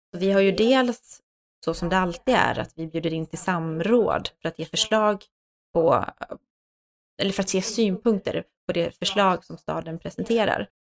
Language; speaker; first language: Swedish; native; Swedish